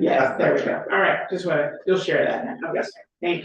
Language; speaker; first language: English; native; English